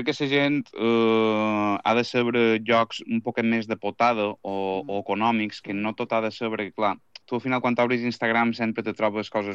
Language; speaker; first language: Catalan; native; Catalan